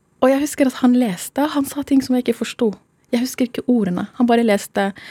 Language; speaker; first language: Norwegian; non-native, fluent; Arabic